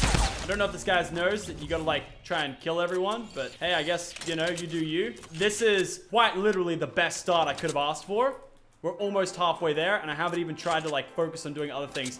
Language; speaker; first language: English; native; English